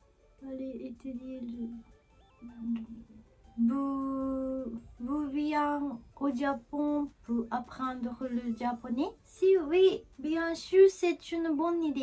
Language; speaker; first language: French; non-native, learner; Japanese